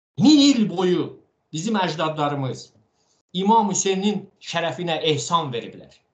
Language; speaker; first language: Azerbaijani; non-native, local second language; Talysh